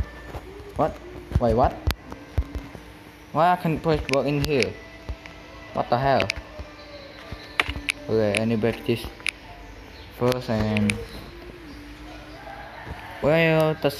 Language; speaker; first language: English; non-native, learner; Indonesian